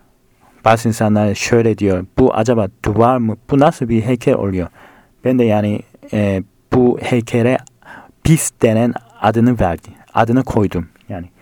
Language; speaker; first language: Turkish; non-native, fluent; Korean